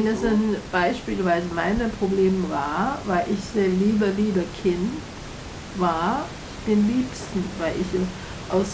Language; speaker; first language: German; non-native, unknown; Chinese